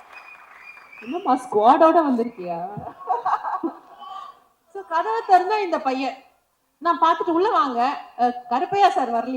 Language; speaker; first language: Tamil; native; Tamil